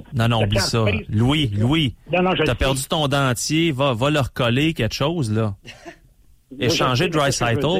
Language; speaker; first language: French; native; French